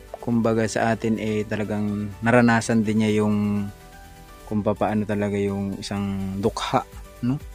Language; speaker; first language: Filipino; non-native, local second language; Cebuano